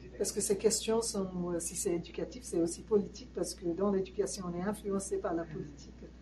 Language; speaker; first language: French; non-native, fluent; Tamil